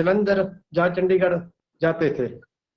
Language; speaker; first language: Hindi; non-native, local second language; Punjabi